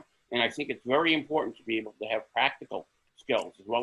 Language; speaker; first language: English; native; English